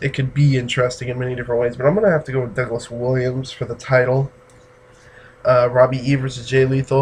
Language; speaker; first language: English; native; English